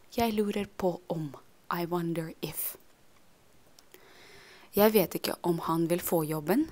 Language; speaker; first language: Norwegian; non-native, fluent; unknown